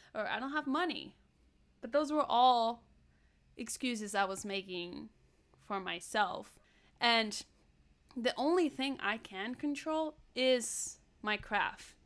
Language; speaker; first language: English; early bilingual, other home language; Spanish